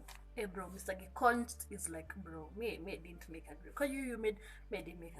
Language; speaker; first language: English; non-native, local second language; Kikuyu